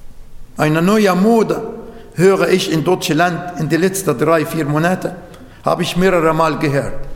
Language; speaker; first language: German; non-native, learner; Arabic